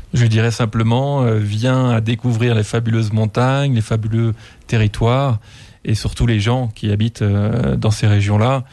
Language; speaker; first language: French; native; French